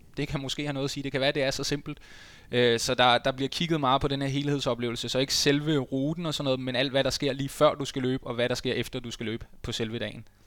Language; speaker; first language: Danish; native; Danish